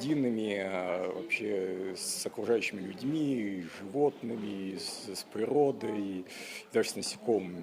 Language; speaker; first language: Russian; native; Russian